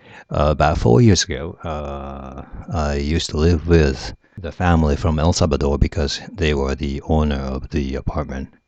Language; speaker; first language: English; non-native, fluent; Japanese